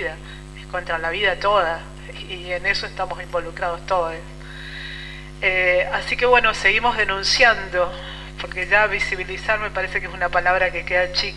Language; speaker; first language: Spanish; native; Spanish